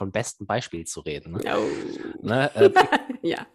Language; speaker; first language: German; native; German